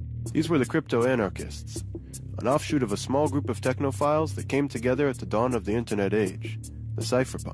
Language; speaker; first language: English; non-native, fluent; Hebrew